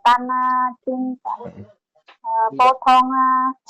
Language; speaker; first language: Cantonese; non-native, learner; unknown